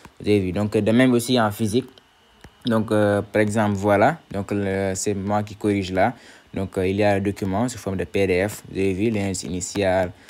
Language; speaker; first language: French; non-native, local second language; Wolof